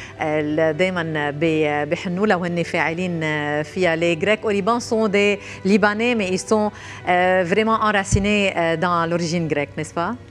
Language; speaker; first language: French; non-native, local second language; Arabic